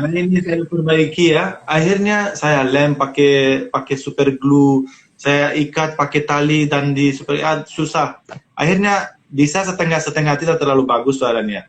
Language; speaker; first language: Indonesian; non-native, fluent; Romanian